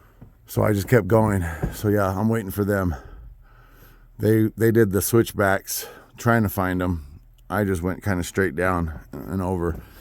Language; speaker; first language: English; native; English